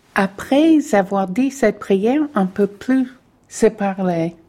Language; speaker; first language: French; non-native, fluent; English